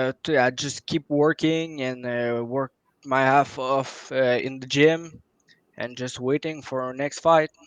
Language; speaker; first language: English; non-native, local second language; French